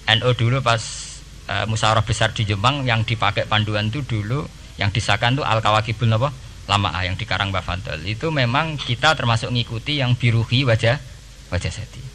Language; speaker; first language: Indonesian; non-native, local second language; Javanese